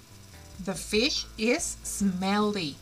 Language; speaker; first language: English; non-native, fluent; Spanish